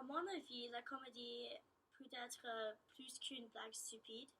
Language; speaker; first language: French; non-native, learner; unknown